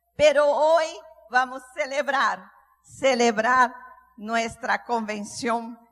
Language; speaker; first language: Spanish; non-native, learner; Portuguese